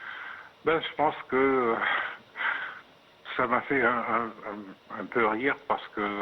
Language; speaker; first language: French; non-native, fluent; Arabic